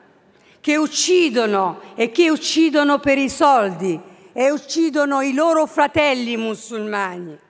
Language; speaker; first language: Italian; non-native, fluent; Arabic